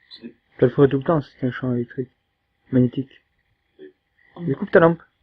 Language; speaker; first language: French; native; French